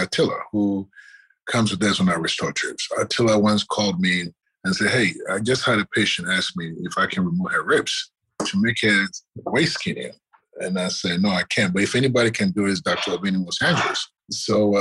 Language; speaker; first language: English; non-native, local second language; Akan